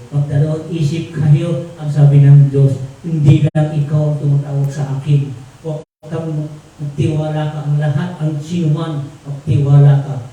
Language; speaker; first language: Filipino; non-native, local second language; Tausug